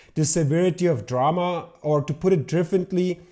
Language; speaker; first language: English; non-native, local second language; Urdu